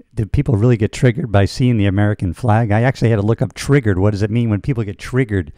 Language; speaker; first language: English; native; English